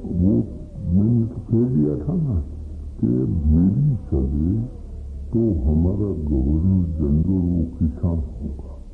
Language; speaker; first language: Hindi; non-native, local second language; Gujarati